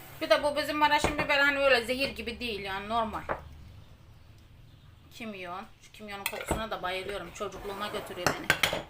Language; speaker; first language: Turkish; native; Turkish